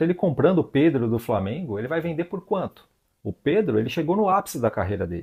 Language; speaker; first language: Portuguese; native; Portuguese